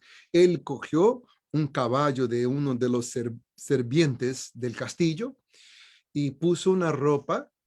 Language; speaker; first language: Spanish; non-native, fluent; Portuguese